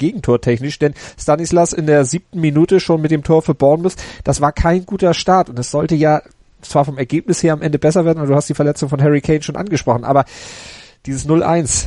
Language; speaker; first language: German; native; German